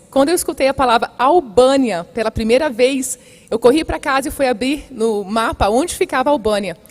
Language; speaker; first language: Portuguese; native; Portuguese